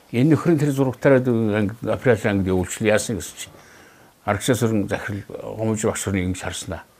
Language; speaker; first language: Mongolian; native; Mongolian